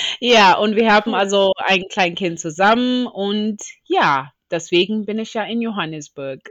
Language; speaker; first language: German; non-native, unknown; Shona